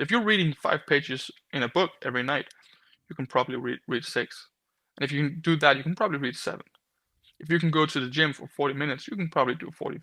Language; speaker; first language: English; non-native, fluent; Danish